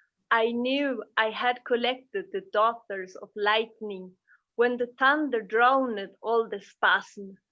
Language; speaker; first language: English; non-native, local second language; Spanish